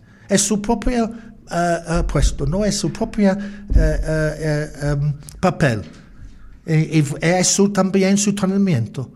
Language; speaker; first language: Spanish; non-native, learner; English